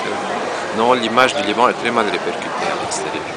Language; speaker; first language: French; non-native, local second language; Arabic